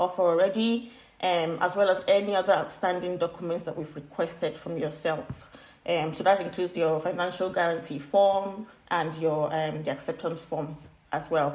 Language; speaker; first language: English; non-native, local second language; Yoruba